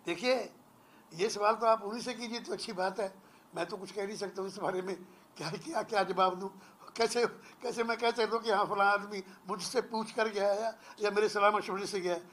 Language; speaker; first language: Hindi; non-native, local second language; Punjabi